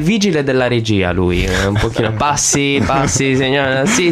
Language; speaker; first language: Italian; native; Italian